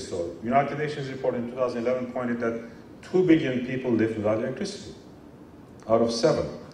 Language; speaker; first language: English; non-native, fluent; Turkish